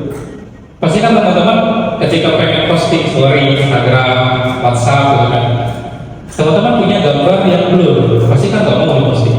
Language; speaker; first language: Indonesian; native; Indonesian